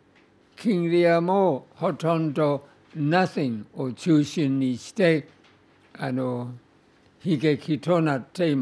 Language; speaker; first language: Japanese; non-native, fluent; English